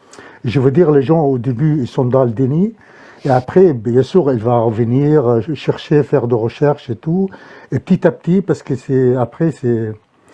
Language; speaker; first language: French; non-native, fluent; Arabic